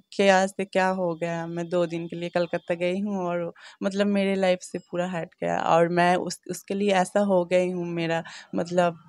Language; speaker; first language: Hindi; non-native, local second language; Bangla